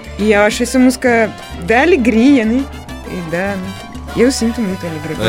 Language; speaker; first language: Portuguese; non-native, fluent; Russian